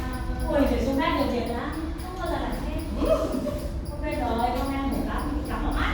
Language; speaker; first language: Vietnamese; native; Vietnamese